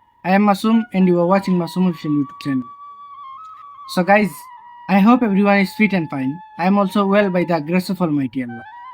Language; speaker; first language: English; non-native, local second language; Bangla